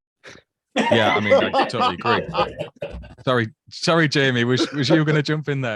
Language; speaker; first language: English; native; English